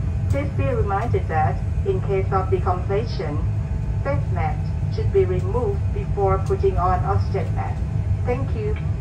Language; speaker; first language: English; non-native, fluent; Thai